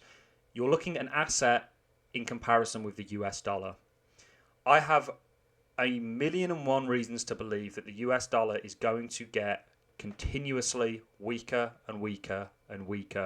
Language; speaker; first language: English; native; English